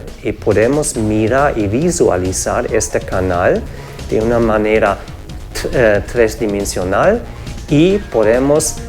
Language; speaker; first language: Spanish; non-native, fluent; German